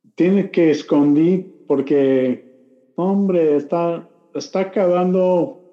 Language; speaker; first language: Spanish; non-native, learner; English